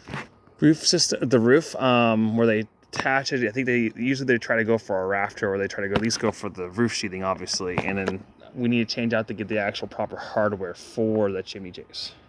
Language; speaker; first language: English; native; English